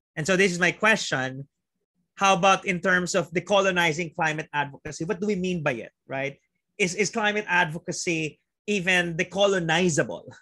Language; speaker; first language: English; non-native, local second language; Filipino